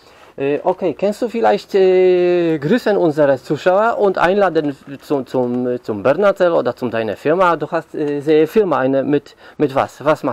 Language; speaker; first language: German; non-native, learner; Polish